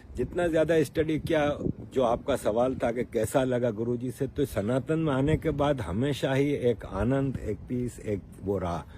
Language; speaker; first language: Urdu; native; Urdu